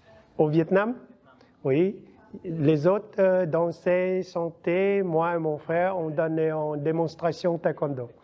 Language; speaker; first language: French; non-native, learner; Vietnamese